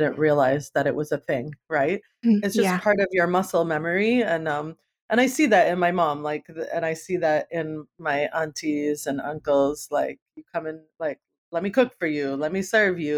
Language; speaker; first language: English; native; English